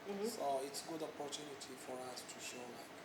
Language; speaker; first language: English; non-native, learner; Arabic